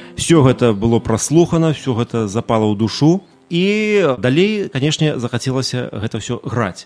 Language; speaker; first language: Belarusian; non-native, local second language; Russian